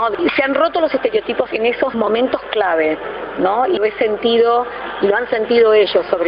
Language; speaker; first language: Spanish; native; Spanish